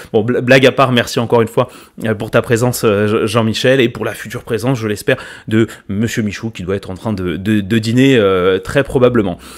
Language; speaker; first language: French; native; French